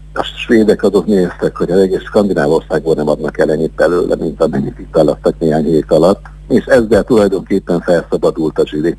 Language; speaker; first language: Hungarian; native; Hungarian